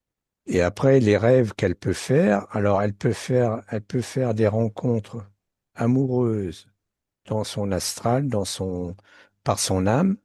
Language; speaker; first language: French; native; French